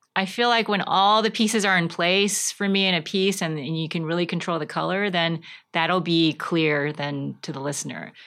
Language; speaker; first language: English; native; English